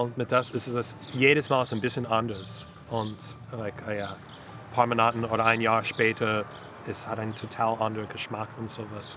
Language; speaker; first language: German; non-native, learner; English